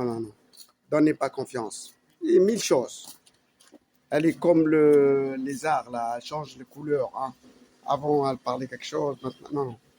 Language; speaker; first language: French; non-native, learner; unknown